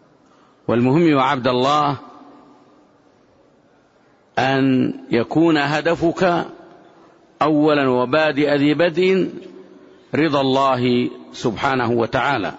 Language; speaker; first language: Arabic; native; Arabic